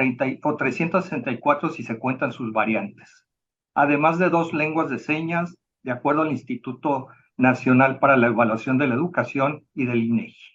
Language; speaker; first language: Spanish; native; Spanish